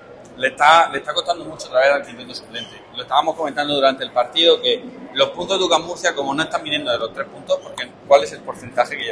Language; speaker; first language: Spanish; native; Spanish